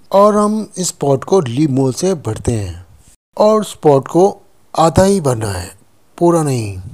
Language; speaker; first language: Hindi; non-native, local second language; Nepali